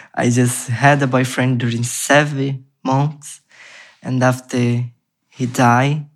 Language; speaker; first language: English; non-native, learner; Portuguese